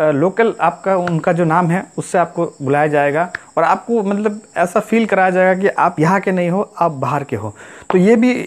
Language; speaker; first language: Hindi; non-native, local second language; Assamese